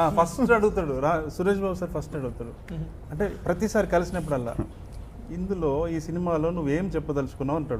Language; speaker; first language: Telugu; native; Telugu